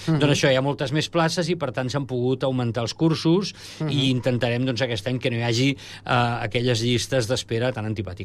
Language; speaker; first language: Catalan; native; Catalan